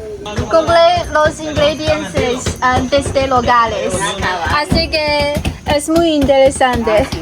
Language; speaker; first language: Spanish; non-native, learner; Chinese